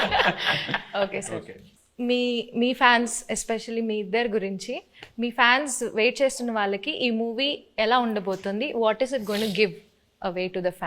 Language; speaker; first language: Telugu; native; Telugu